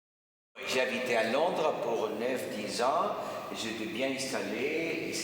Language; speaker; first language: French; non-native, fluent; Spanish